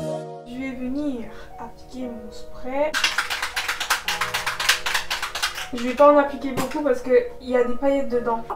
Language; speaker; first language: French; native; French